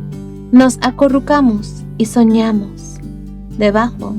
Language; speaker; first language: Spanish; early bilingual, other home language; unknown